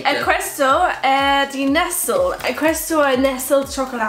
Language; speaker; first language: Italian; non-native, fluent; English